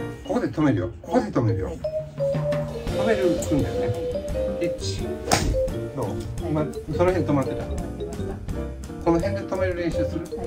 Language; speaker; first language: Japanese; native; Japanese